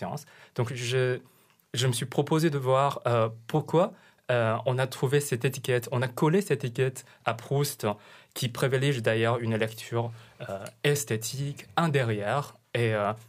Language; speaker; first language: French; non-native, fluent; Chinese